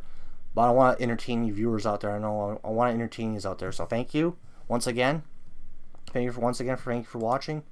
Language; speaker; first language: English; native; English